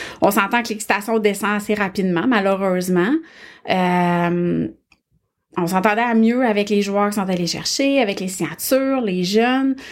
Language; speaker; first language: French; native; French